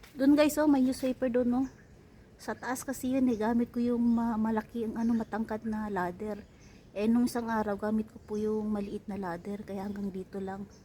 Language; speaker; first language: Filipino; non-native, local second language; Chavacano